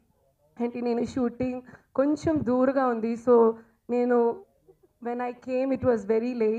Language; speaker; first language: Telugu; non-native, learner; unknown